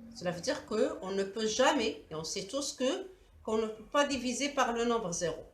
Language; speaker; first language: French; non-native, local second language; Arabic